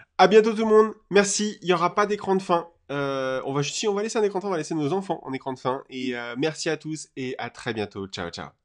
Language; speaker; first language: French; native; French